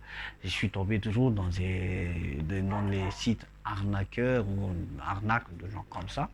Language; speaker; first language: French; non-native, local second language; Malagasy